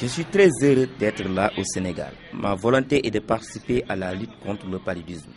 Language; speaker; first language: French; non-native, local second language; Wolof